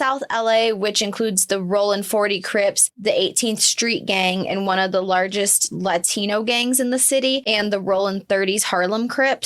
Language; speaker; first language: English; native; English